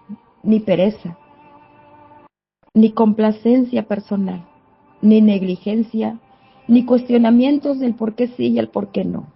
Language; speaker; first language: Spanish; native; Spanish